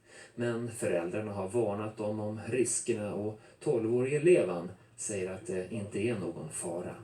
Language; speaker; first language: Swedish; native; Swedish